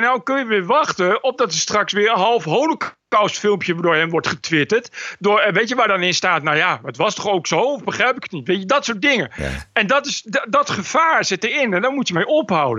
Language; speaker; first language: Dutch; native; Dutch